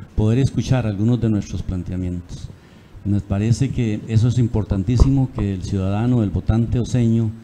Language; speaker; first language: Spanish; native; Spanish